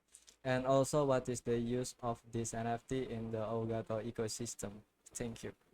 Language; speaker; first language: English; non-native, learner; Indonesian